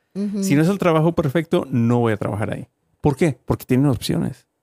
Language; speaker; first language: Spanish; native; Spanish